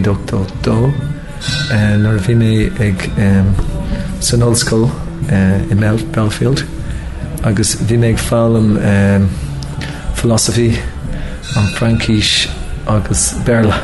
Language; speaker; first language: Irish; non-native, local second language; English